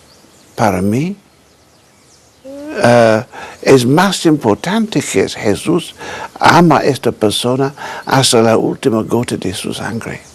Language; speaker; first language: Spanish; non-native, fluent; English